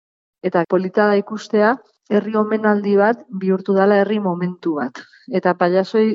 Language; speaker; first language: Basque; native; Basque